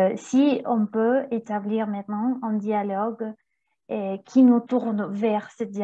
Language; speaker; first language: French; non-native, fluent; Spanish